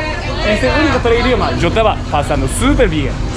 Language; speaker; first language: Spanish; non-native, learner; Japanese